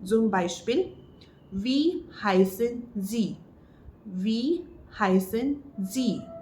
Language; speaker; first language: German; non-native, learner; Marathi